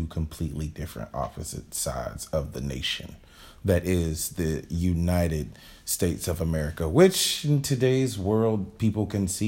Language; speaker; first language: English; native; English